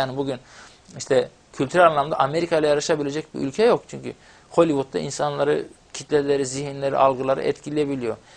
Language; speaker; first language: Turkish; non-native, local second language; Kurdish